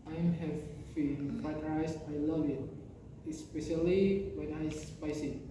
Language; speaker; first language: English; non-native, learner; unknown